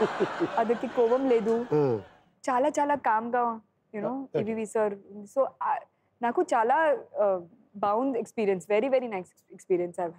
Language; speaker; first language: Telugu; non-native, learner; Sindhi